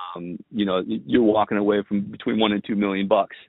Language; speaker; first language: English; early bilingual, other home language; Romanian